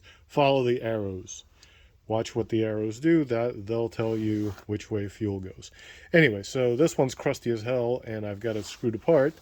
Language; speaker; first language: English; native; English